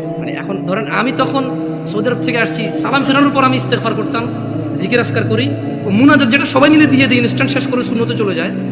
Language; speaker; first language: Bangla; early bilingual, heritage; Bangla